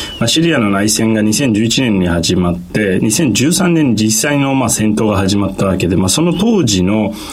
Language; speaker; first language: Japanese; non-native, fluent; Turkish